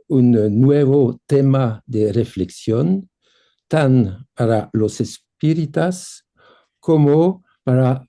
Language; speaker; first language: Spanish; non-native, fluent; French